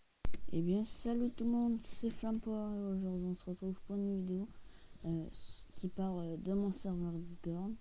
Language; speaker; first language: French; native; French